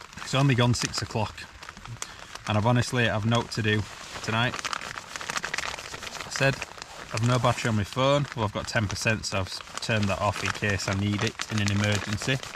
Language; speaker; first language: English; native; English